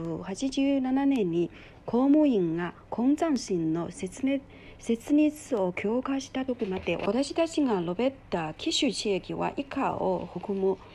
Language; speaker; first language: Japanese; non-native, learner; Chinese